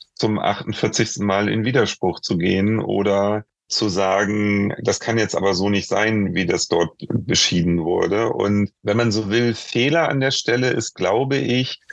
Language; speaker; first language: German; native; German